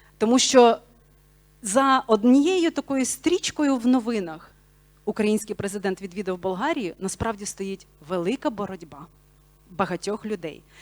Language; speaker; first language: Ukrainian; non-native, local second language; Bulgarian